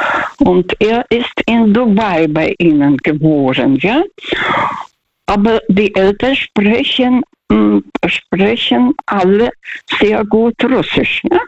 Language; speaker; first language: German; non-native, fluent; Russian